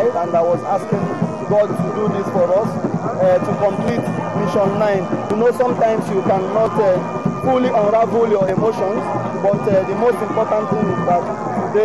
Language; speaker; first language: English; non-native, local second language; Igbo